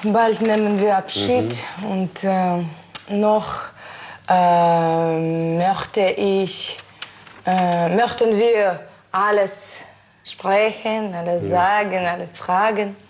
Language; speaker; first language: German; non-native, learner; Russian